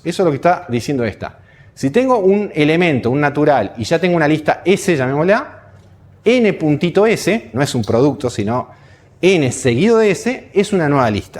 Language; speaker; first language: Spanish; native; Spanish